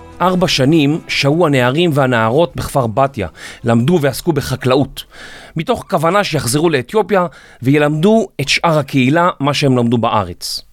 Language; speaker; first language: Hebrew; native; Hebrew